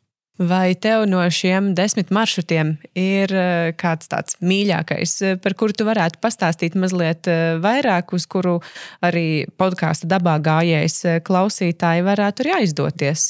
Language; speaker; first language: Latvian; native; Latvian